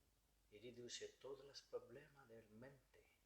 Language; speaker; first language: Spanish; non-native, learner; Bangla